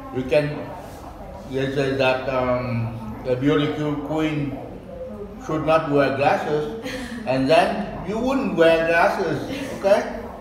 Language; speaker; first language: English; non-native, fluent; Vietnamese